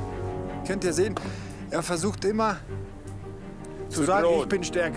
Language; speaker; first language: German; non-native, fluent; Spanish